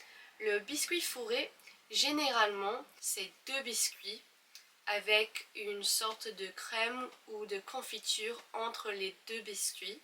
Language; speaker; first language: French; non-native, fluent; English